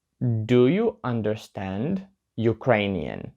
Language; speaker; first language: English; non-native, learner; Ukrainian